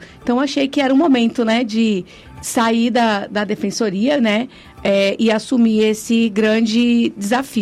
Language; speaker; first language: Portuguese; native; Portuguese